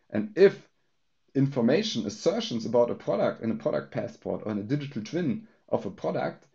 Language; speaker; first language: English; non-native, fluent; German